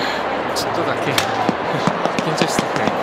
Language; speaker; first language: Japanese; non-native, fluent; Korean